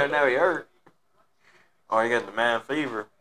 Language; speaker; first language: English; native; English